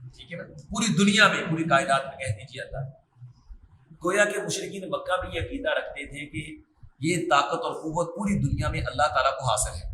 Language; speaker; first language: Urdu; non-native, local second language; Punjabi